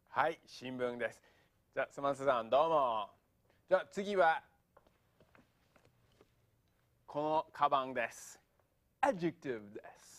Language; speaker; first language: Japanese; non-native, fluent; English